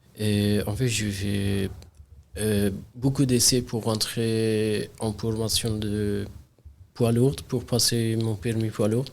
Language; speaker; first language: French; non-native, learner; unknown